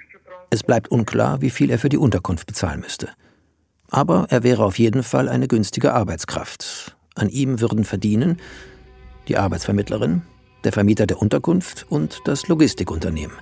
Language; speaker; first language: German; native; German